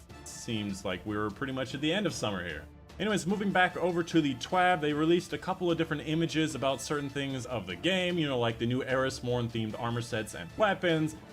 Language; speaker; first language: English; native; English